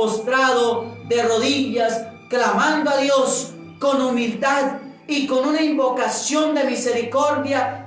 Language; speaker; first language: Spanish; native; Spanish